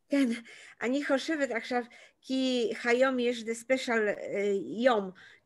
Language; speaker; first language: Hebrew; non-native, learner; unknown